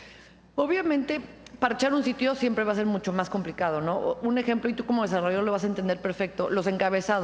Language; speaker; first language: Spanish; native; Spanish